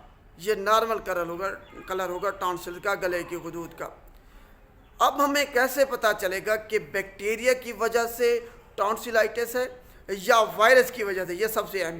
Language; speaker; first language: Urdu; non-native, local second language; Punjabi